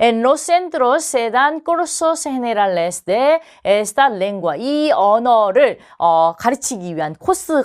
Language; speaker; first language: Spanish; non-native, fluent; Korean